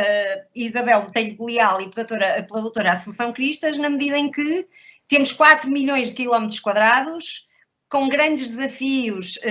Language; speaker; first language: Portuguese; native; Portuguese